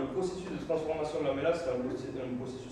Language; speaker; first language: French; native; French